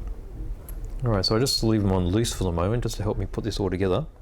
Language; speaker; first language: English; native; English